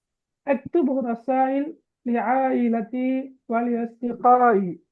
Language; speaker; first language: Arabic; non-native, fluent; Tamil